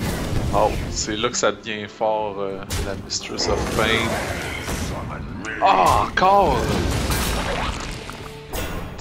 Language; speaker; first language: French; native; French